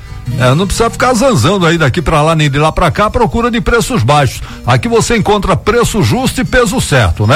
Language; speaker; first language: Portuguese; native; Portuguese